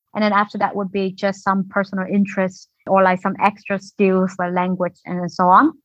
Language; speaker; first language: English; non-native, fluent; Vietnamese